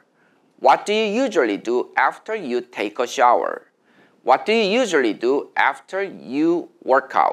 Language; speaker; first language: English; non-native, fluent; Korean